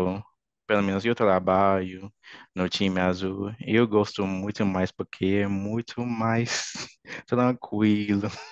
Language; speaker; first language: Portuguese; non-native, fluent; English